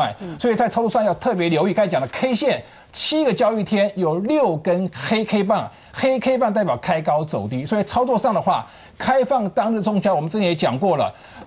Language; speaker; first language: Chinese; native; Chinese